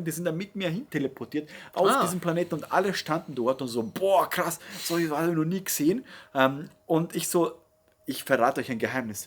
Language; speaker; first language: German; native; German